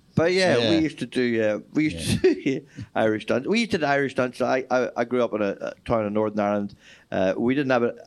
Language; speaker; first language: English; native; English